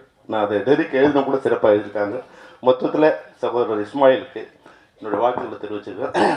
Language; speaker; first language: Tamil; native; Tamil